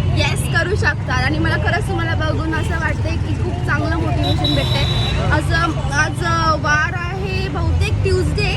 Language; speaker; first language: Marathi; non-native, local second language; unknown